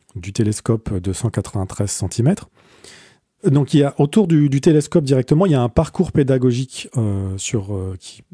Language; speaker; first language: French; native; French